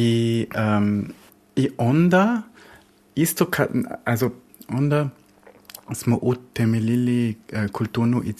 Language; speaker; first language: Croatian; early bilingual, heritage; Croatian